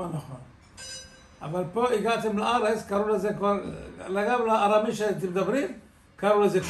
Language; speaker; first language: Hebrew; early bilingual, other home language; Aramaic